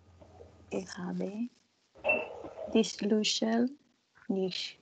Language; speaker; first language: German; non-native, learner; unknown